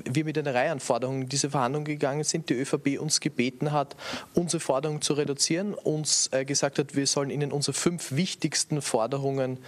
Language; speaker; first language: German; native; German